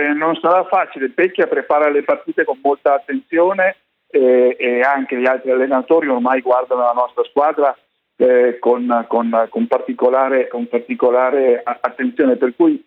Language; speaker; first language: Italian; native; Italian